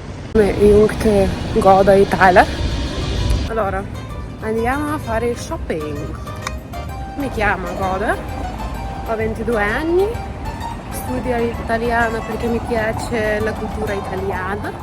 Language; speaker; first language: Italian; non-native, learner; Lithuanian